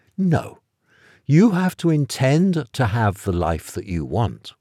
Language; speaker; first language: English; native; English